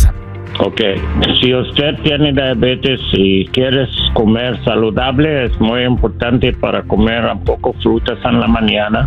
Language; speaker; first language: Spanish; non-native, learner; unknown